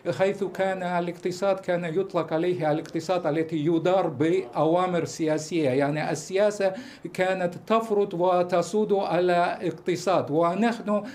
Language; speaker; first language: Arabic; non-native, fluent; Russian